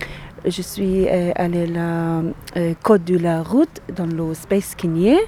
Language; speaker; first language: French; non-native, learner; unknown